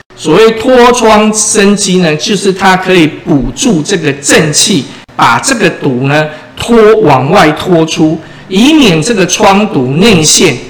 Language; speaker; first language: Chinese; native; Chinese